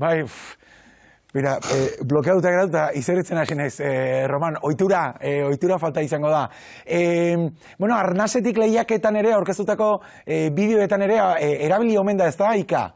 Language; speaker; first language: Basque; native; Basque